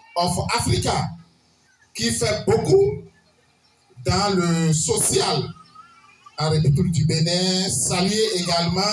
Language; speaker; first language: French; non-native, local second language; Yoruba